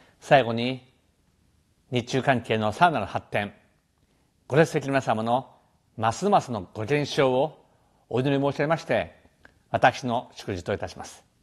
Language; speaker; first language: Japanese; native; Japanese